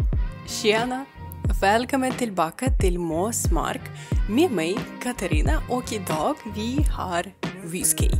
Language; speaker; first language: Swedish; non-native, fluent; Ukrainian